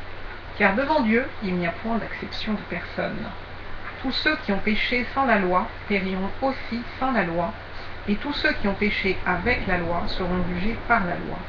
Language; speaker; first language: French; native; French